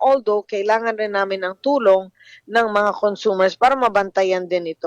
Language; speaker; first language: Filipino; native; Filipino